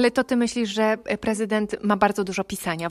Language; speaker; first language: Polish; native; Polish